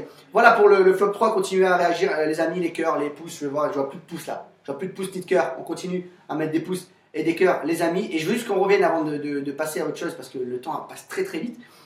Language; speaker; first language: French; native; French